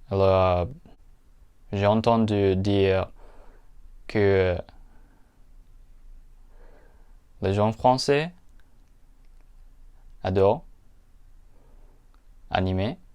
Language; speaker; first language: French; non-native, learner; Japanese